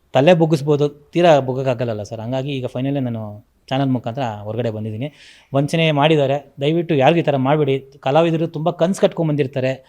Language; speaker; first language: Kannada; native; Kannada